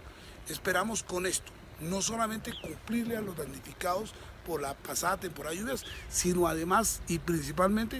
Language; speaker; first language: Spanish; native; Spanish